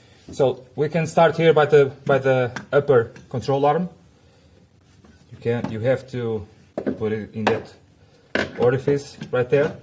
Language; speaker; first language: English; non-native, fluent; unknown